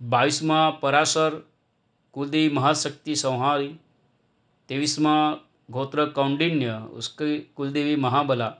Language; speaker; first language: Hindi; non-native, local second language; Gujarati